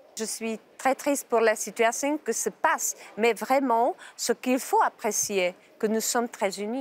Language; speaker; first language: French; non-native, learner; Czech